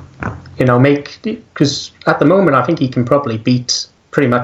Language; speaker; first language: English; native; English